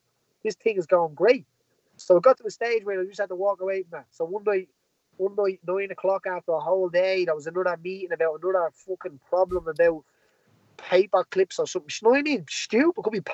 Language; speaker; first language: English; native; English